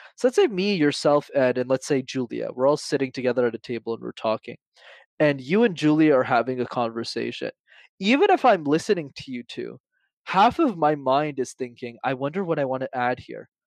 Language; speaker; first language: English; native; English